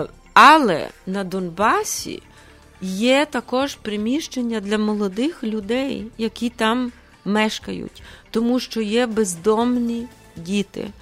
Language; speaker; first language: Ukrainian; early bilingual, heritage; Ukrainian